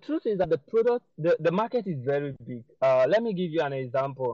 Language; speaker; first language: English; non-native, local second language; Igbo